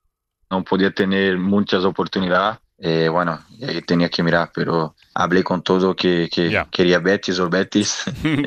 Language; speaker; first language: Spanish; non-native, learner; Portuguese